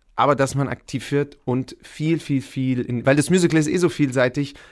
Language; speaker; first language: German; native; German